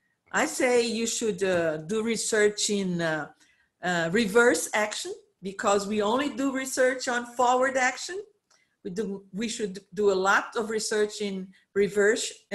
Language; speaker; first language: English; non-native, fluent; Portuguese